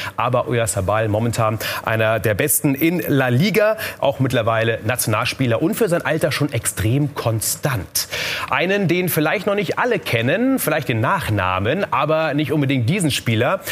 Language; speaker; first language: German; native; German